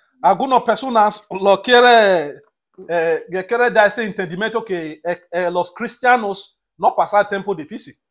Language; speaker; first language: Spanish; non-native, learner; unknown